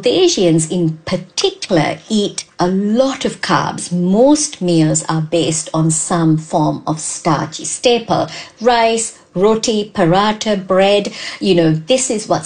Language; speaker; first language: English; non-native, local second language; Sinhala